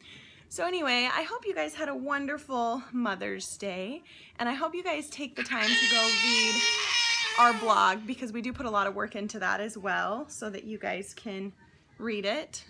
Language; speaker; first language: English; native; English